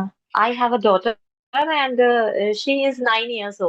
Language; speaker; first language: English; non-native, local second language; Hindi